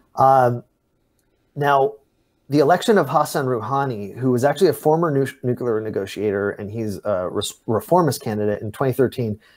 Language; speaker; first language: English; native; English